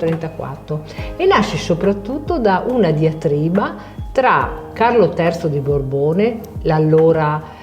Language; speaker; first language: Italian; native; Italian